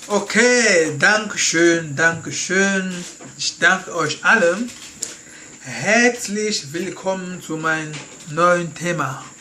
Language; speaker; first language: German; non-native, fluent; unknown